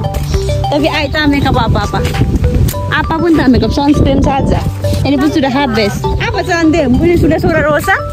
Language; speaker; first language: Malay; non-native, learner; Nepali